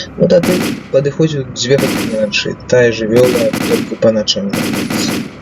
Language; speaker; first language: Belarusian; non-native, local second language; Russian